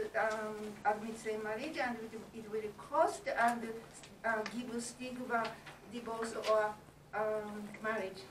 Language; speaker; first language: English; non-native, learner; Japanese